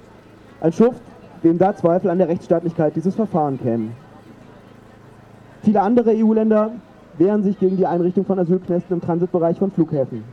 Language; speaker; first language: German; native; German